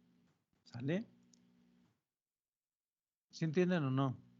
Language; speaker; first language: Spanish; native; Spanish